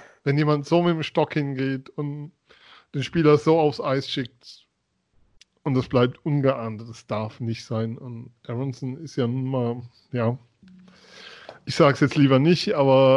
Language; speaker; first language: German; native; German